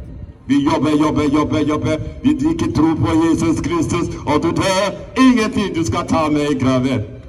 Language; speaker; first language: Norwegian; non-native, fluent; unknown